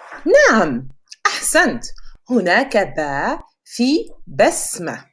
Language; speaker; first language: Arabic; non-native, fluent; French